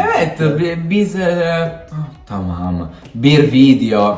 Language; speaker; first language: Turkish; non-native, learner; Italian